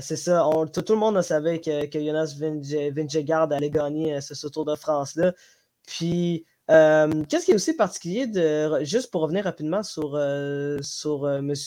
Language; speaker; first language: French; non-native, local second language; Somali